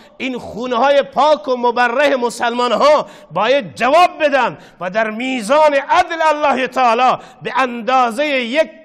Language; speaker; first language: Persian; non-native, local second language; Baluchi